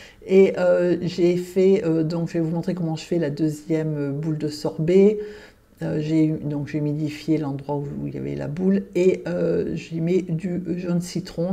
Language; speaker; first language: French; native; French